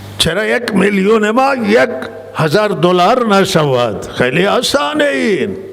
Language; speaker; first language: Persian; non-native, local second language; Baluchi